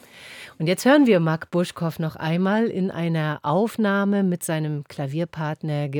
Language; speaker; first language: German; native; German